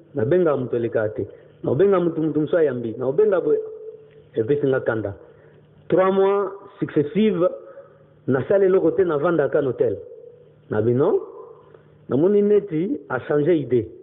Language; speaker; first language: Lingala; non-native, local second language; Kongo